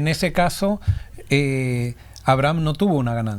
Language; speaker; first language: Spanish; native; Spanish